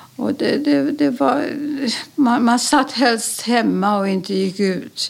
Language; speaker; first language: Swedish; early bilingual, other home language; Polish